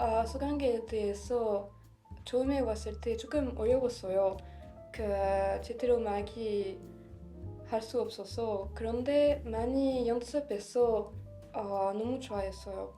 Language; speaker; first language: Korean; non-native, learner; French